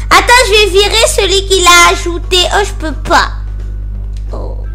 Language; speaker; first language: French; native; French